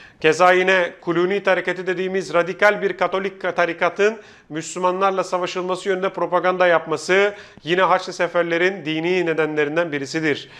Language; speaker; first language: Turkish; native; Turkish